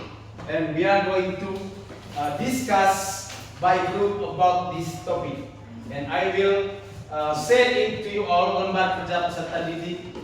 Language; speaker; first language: English; non-native, learner; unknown